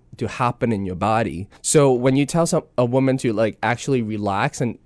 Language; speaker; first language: English; non-native, local second language; Cantonese